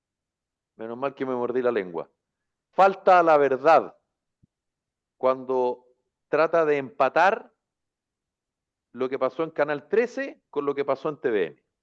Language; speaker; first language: Spanish; native; Spanish